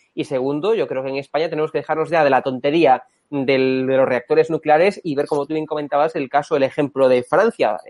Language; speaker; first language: Spanish; native; Spanish